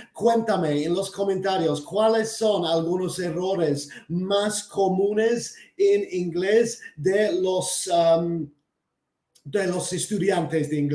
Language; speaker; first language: Spanish; non-native, fluent; English